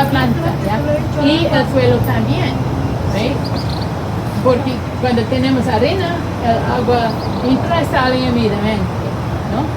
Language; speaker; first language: Spanish; non-native, learner; English